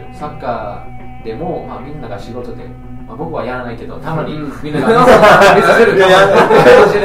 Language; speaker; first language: Japanese; non-native, fluent; English